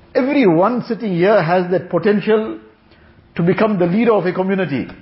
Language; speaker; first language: English; native; English